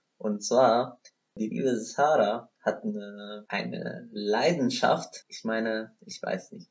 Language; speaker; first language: German; non-native, fluent; Arabic